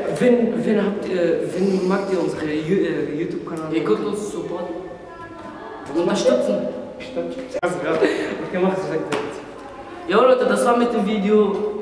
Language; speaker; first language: German; non-native, learner; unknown